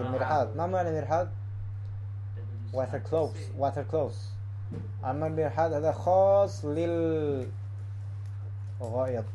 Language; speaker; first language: Arabic; non-native, fluent; Indonesian